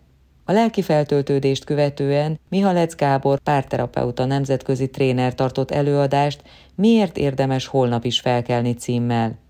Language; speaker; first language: Hungarian; native; Hungarian